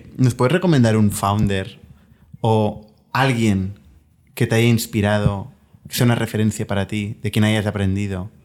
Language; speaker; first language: Spanish; non-native, local second language; Catalan